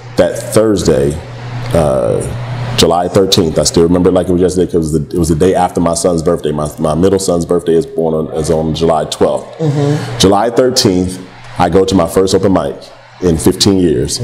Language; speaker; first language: English; native; English